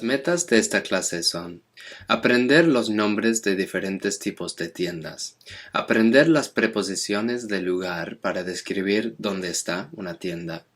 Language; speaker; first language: Spanish; non-native, fluent; English